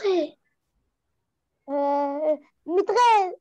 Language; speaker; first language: French; non-native, local second language; Arabic